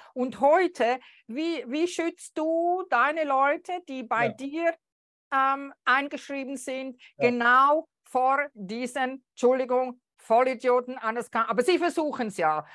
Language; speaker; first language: German; native; German